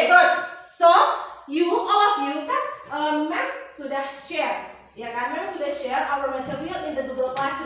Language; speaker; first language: English; non-native, learner; Indonesian